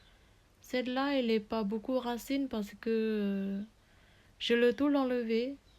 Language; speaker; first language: French; non-native, learner; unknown